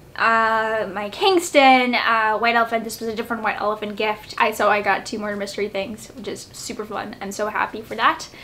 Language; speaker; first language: English; native; English